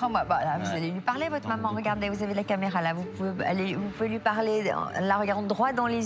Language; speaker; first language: French; native; French